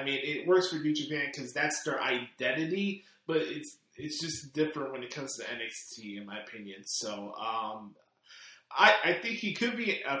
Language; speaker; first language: English; native; English